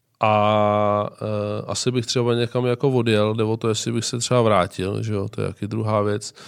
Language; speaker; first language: Czech; native; Czech